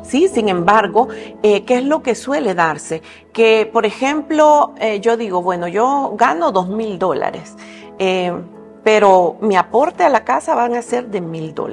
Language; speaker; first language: Spanish; native; Spanish